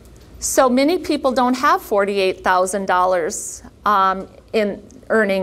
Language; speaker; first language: English; native; English